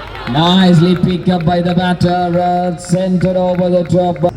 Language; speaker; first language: English; non-native, local second language; Malayalam